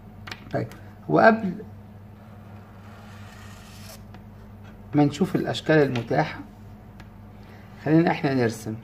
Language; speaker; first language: Arabic; native; Arabic